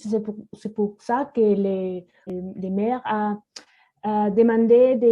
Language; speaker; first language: French; non-native, learner; Spanish